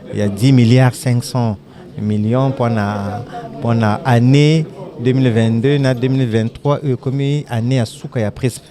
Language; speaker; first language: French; non-native, local second language; Lingala